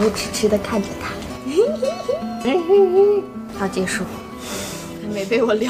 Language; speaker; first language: Chinese; native; Chinese